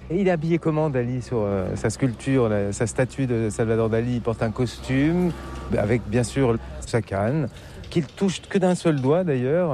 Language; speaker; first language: French; native; French